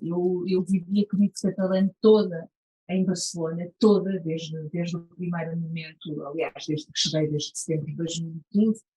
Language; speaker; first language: Portuguese; native; Portuguese